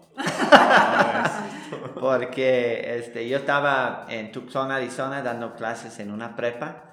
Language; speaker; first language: Spanish; non-native, fluent; English